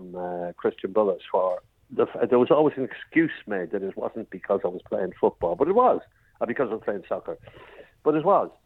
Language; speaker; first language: English; native; English